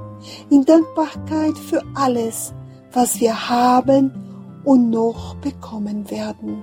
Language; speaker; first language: German; non-native, fluent; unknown